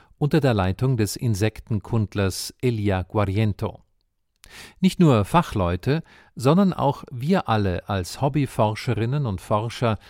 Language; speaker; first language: German; native; German